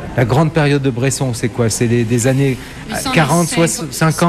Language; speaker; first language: French; native; French